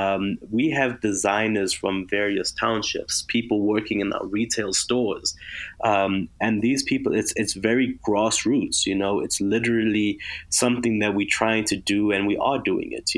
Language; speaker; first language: English; native; English